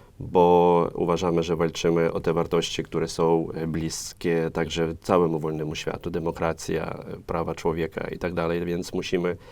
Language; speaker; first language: Polish; non-native, fluent; Ukrainian